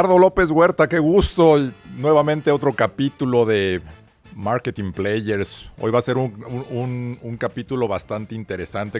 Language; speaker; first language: Spanish; native; Spanish